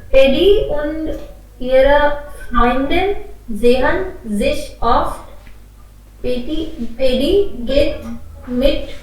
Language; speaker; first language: German; non-native, learner; Hindi